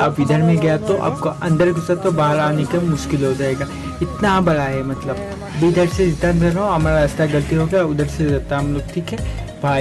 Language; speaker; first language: Hindi; non-native, local second language; Assamese